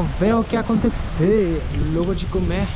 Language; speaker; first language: Portuguese; non-native, learner; French